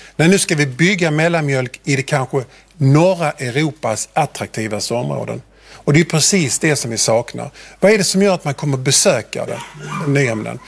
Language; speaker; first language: Swedish; native; Swedish